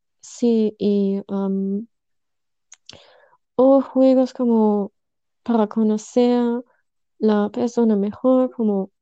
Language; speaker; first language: Spanish; non-native, learner; German